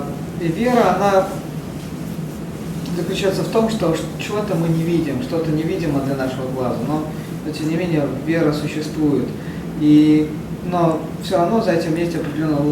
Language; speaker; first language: Russian; native; Russian